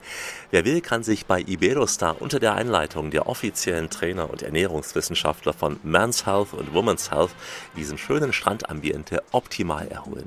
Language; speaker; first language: German; native; German